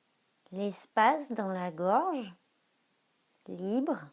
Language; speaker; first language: French; native; French